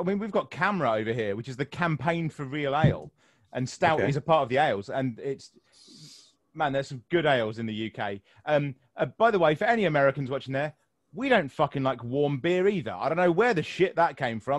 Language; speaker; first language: English; native; English